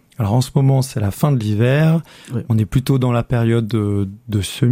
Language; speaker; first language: French; native; French